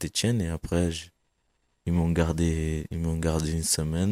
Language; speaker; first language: French; non-native, fluent; Kabuverdianu